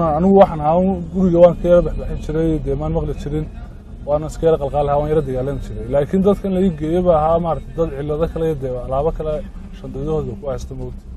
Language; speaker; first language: Somali; early bilingual, other home language; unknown